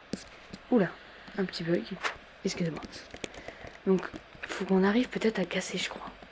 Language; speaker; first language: French; native; French